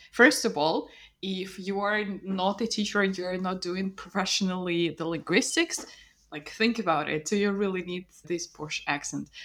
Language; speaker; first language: English; non-native, fluent; Russian